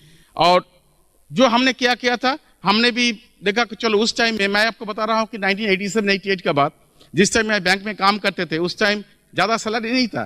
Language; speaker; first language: Hindi; non-native, local second language; Bangla